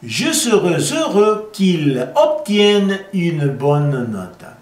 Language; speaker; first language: French; non-native, fluent; Spanish